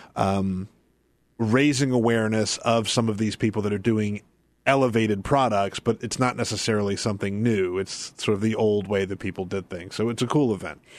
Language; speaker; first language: English; native; English